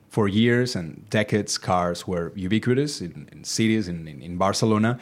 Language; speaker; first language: English; non-native, fluent; Catalan